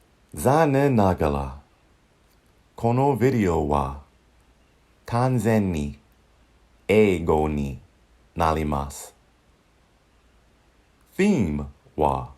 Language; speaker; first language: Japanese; non-native, fluent; English